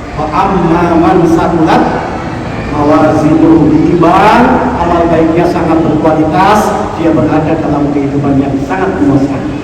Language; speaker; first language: Indonesian; non-native, local second language; Javanese